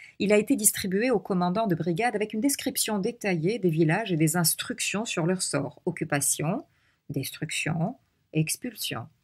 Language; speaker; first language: French; non-native, local second language; Arabic